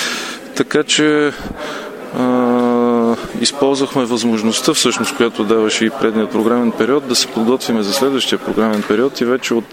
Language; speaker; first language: Bulgarian; native; Bulgarian